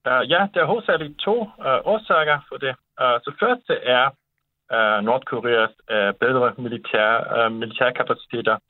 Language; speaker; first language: Danish; non-native, fluent; Japanese